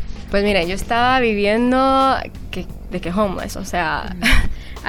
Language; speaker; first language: Spanish; native; Spanish